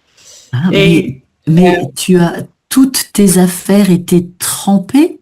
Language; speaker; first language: French; native; French